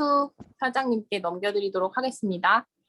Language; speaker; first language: Korean; native; Korean